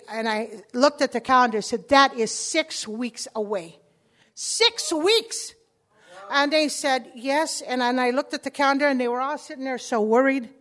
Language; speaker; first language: English; early bilingual, other home language; Spanish